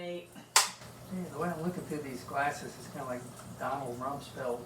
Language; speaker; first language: English; native; English